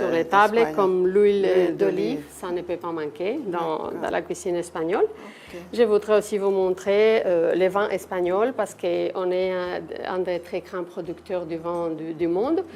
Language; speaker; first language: French; non-native, fluent; Spanish